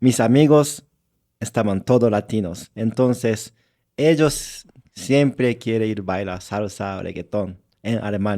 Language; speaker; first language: Spanish; non-native, learner; Japanese